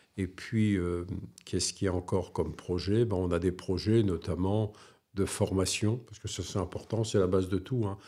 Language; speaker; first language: French; native; French